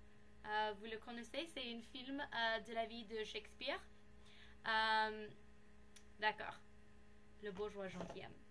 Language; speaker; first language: French; non-native, learner; English